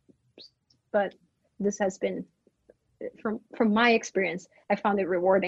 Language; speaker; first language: English; non-native, fluent; Portuguese